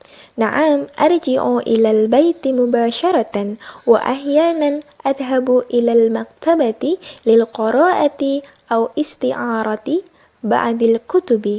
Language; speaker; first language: Arabic; non-native, learner; Indonesian